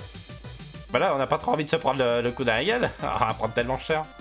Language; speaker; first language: French; native; French